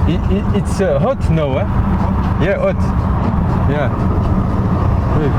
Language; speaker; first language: English; non-native, learner; French